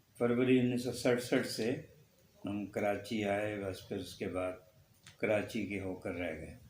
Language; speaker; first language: Urdu; non-native, local second language; Punjabi